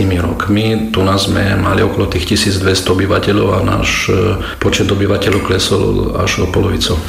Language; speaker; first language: Slovak; early bilingual, heritage; Slovak